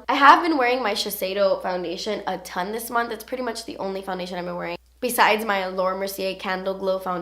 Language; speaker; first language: English; native; English